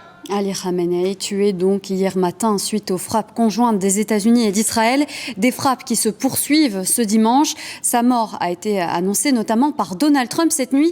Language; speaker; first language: French; native; French